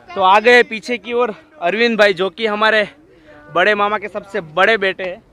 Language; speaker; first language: Hindi; non-native, local second language; Gujarati